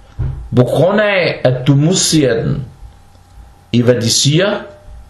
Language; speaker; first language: Danish; non-native, fluent; Arabic